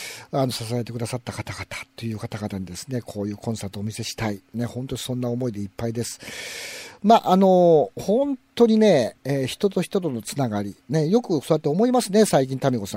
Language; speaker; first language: Japanese; native; Japanese